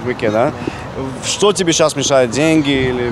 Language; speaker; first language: Russian; native; Russian